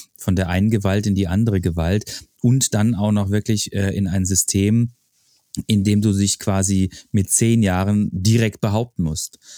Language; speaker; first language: German; native; German